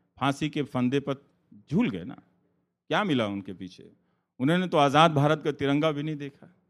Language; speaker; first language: Hindi; native; Hindi